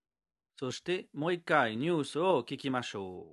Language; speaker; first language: Japanese; non-native, fluent; French